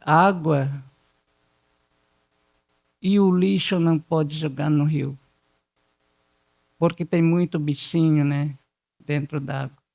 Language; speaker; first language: Portuguese; non-native, local second language; Guarani